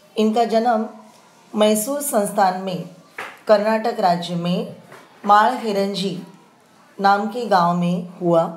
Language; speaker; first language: Hindi; non-native, local second language; Marathi